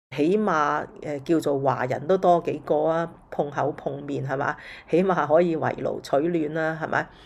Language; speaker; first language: Cantonese; early bilingual, heritage; Cantonese